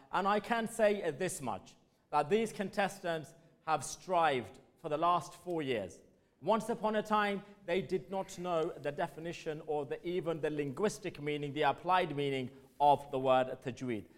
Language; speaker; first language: English; early bilingual, other home language; Urdu